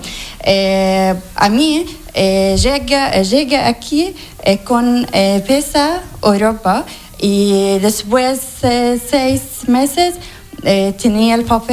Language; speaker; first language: Spanish; non-native, learner; Arabic